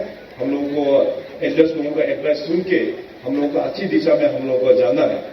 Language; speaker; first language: Hindi; non-native, local second language; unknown